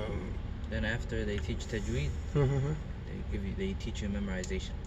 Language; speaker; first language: English; early bilingual, other home language; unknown